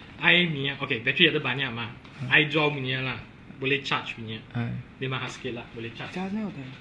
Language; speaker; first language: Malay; non-native, local second language; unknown